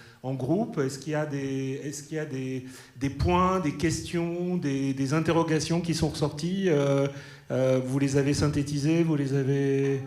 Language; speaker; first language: French; native; French